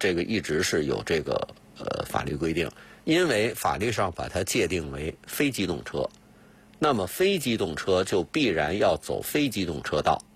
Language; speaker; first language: Chinese; native; Chinese